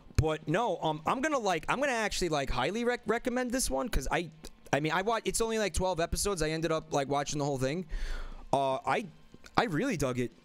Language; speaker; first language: English; native; English